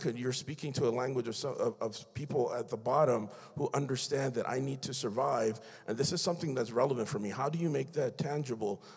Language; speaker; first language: English; native; English